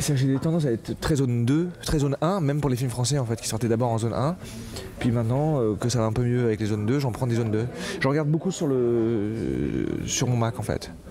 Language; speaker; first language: French; native; French